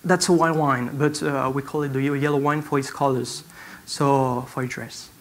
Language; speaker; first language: English; non-native, fluent; French